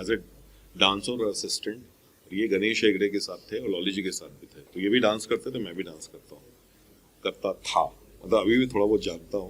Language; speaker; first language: Hindi; native; Hindi